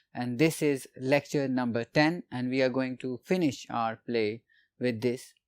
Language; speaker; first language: English; non-native, local second language; Urdu